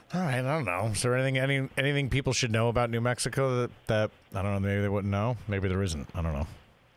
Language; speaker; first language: English; native; English